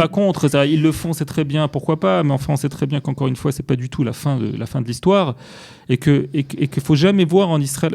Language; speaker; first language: French; native; French